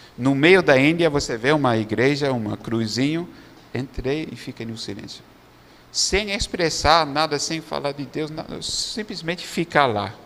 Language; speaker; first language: Portuguese; non-native, fluent; Dutch